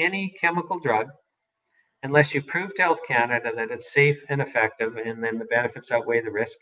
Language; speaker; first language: English; native; English